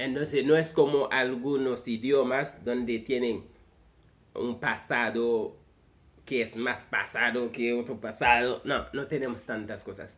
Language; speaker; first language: Spanish; non-native, fluent; Haitian Creole